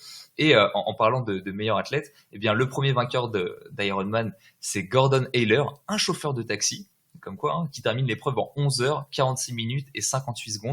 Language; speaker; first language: French; native; French